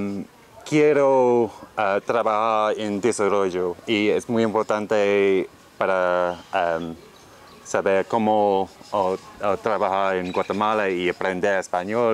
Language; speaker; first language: Spanish; non-native, learner; English